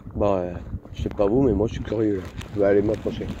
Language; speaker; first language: French; native; French